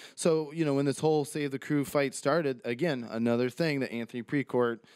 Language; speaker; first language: English; native; English